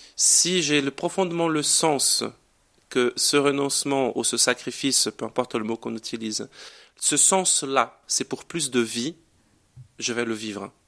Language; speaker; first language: French; non-native, fluent; Portuguese